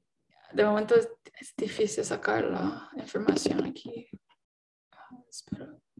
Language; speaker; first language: Spanish; non-native, fluent; English